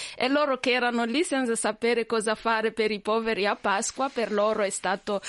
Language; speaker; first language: Italian; non-native, fluent; Swahili